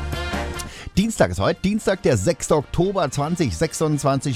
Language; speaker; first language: German; native; German